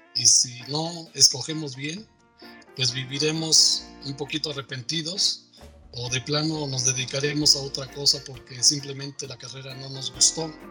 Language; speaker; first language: Spanish; native; Spanish